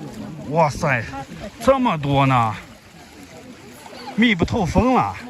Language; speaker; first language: Chinese; native; Chinese